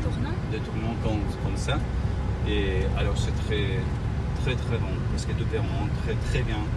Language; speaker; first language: French; non-native, learner; Spanish